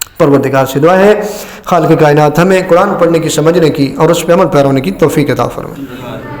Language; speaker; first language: Urdu; non-native, local second language; Punjabi